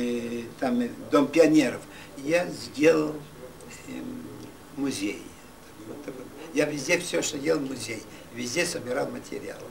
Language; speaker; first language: Russian; non-native, local second language; Yiddish